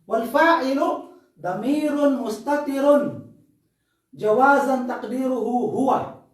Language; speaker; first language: Arabic; non-native, fluent; Filipino